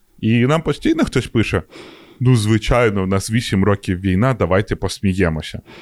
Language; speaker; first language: Ukrainian; non-native, local second language; Russian